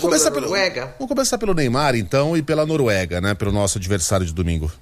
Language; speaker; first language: Portuguese; native; Portuguese